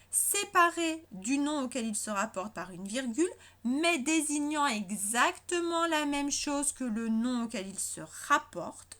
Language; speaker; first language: French; native; French